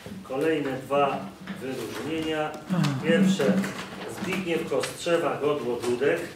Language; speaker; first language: Polish; native; Polish